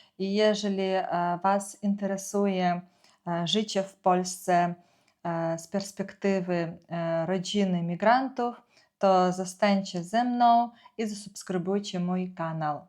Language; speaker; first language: Polish; non-native, fluent; Ukrainian